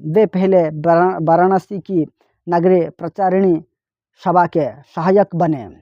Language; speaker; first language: Hindi; non-native, local second language; Telugu